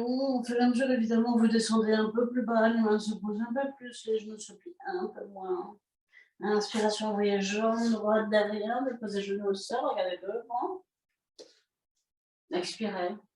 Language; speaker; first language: French; native; French